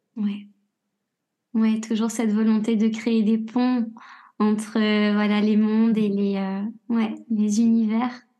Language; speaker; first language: French; native; French